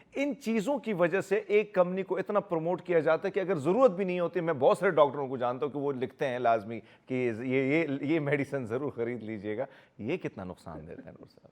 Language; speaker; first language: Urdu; non-native, local second language; Punjabi